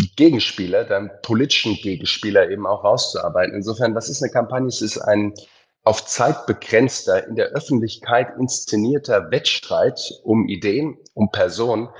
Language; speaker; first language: German; native; German